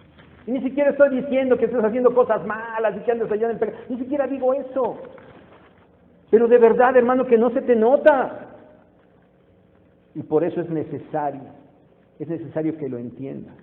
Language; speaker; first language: Spanish; native; Spanish